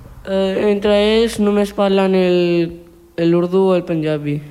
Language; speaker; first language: Catalan; early bilingual, other home language; Urdu